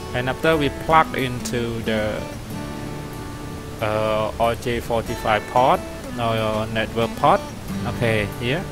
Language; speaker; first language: English; non-native, learner; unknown